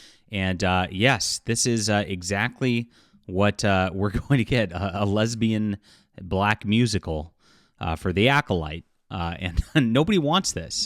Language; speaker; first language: English; native; English